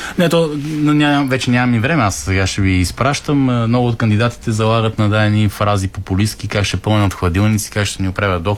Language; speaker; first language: Bulgarian; native; Bulgarian